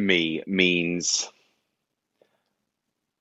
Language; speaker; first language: English; native; English